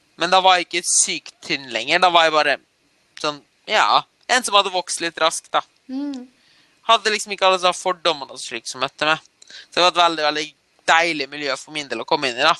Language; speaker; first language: Norwegian; early bilingual, other home language; German